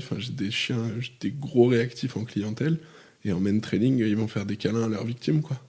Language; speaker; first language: French; native; French